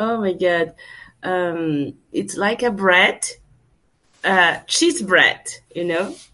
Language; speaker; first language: English; non-native, learner; Portuguese